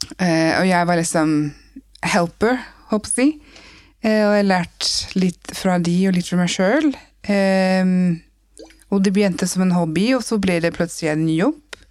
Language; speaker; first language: Norwegian; non-native, fluent; English